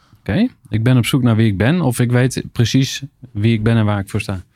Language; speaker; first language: Dutch; native; Dutch